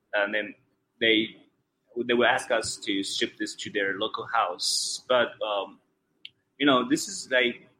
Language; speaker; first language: English; non-native, fluent; Chinese